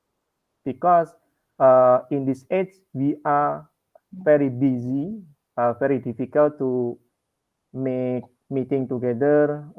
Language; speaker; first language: English; non-native, learner; Indonesian